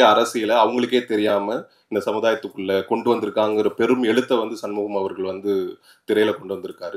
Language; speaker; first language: Tamil; native; Tamil